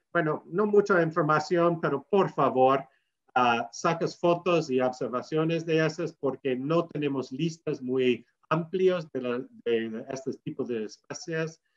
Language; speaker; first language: Spanish; non-native, learner; English